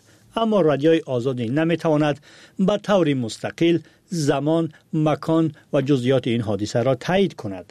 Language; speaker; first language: Persian; native; Persian